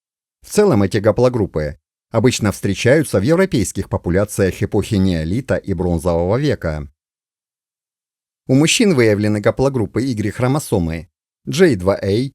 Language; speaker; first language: Russian; native; Russian